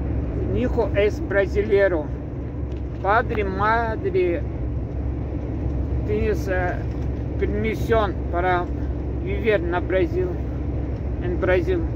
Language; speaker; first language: Spanish; non-native, learner; Russian